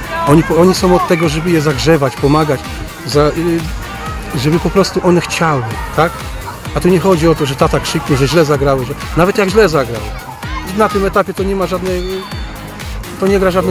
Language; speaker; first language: Polish; native; Polish